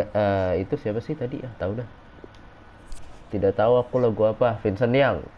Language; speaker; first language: Indonesian; native; Indonesian